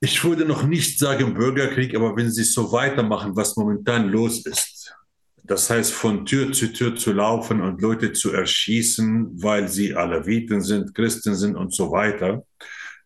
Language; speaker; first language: German; non-native, fluent; Arabic